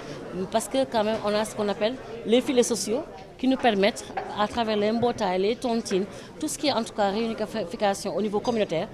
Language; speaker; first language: French; non-native, local second language; Wolof